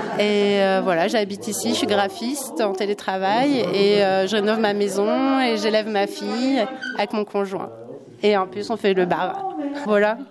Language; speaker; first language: French; native; French